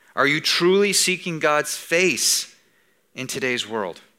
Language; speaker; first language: English; native; English